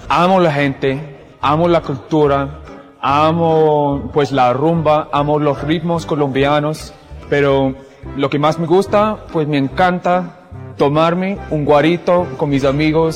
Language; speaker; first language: Spanish; non-native, fluent; English